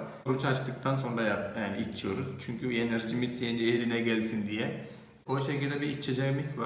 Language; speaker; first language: Turkish; non-native, fluent; Malayalam